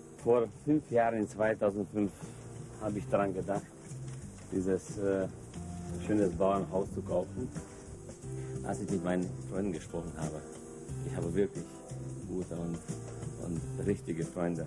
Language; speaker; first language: German; non-native, local second language; Hungarian